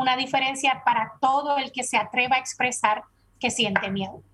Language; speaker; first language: Spanish; native; Spanish